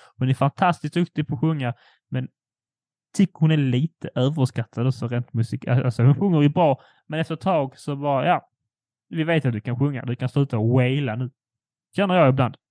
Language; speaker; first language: Swedish; early bilingual, other home language; Polish